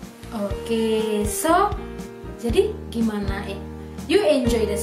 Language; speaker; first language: English; non-native, fluent; Indonesian